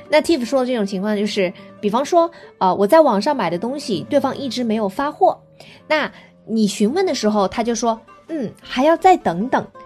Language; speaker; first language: Chinese; native; Chinese